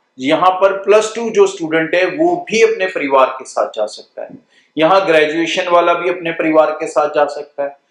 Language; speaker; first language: Hindi; non-native, local second language; Punjabi